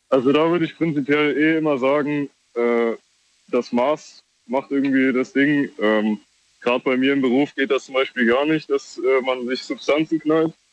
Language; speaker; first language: German; native; German